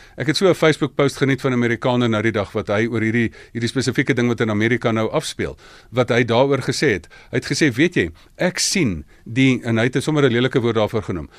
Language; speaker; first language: Afrikaans; native; Afrikaans